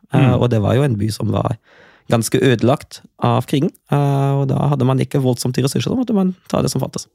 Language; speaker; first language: Norwegian; non-native, fluent; German